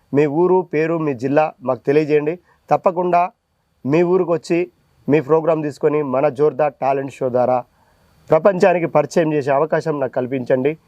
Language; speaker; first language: Telugu; native; Telugu